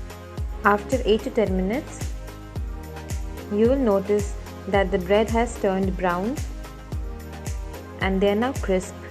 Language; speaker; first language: English; non-native, local second language; Hindi